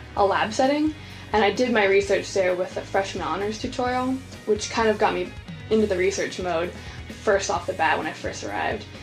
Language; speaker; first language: English; native; English